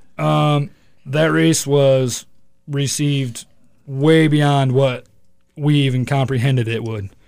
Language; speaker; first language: English; native; English